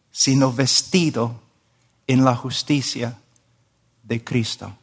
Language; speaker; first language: Spanish; non-native, fluent; English